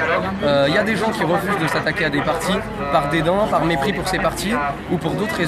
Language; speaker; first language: French; native; French